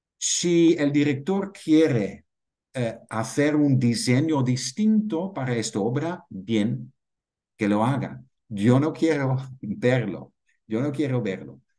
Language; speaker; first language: Spanish; non-native, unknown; Dutch